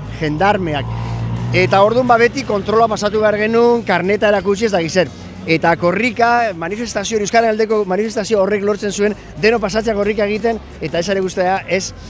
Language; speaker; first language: Basque; non-native, local second language; Spanish